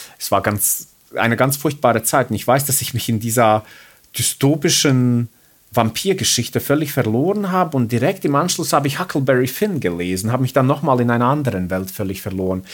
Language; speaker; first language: German; early bilingual, other home language; Bosnian